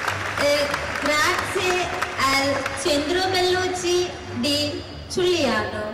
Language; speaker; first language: Italian; non-native, learner; Tamil